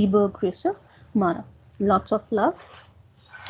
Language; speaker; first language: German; non-native, fluent; Hindi